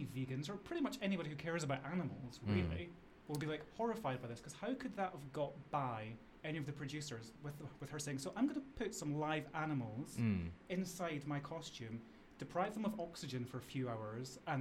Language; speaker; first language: English; native; English